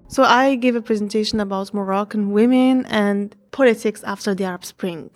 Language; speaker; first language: English; non-native, fluent; Arabic